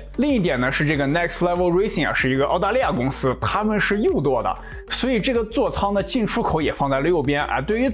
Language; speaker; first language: Chinese; native; Chinese